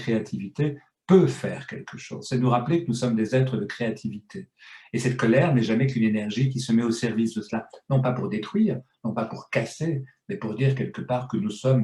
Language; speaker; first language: French; native; French